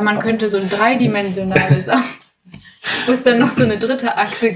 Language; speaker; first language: German; native; German